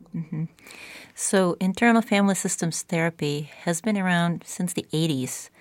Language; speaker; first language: English; non-native, fluent; Czech